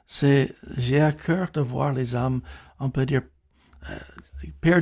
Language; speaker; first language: French; non-native, fluent; English